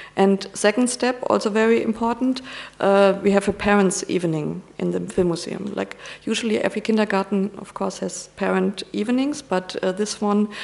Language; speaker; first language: English; non-native, fluent; German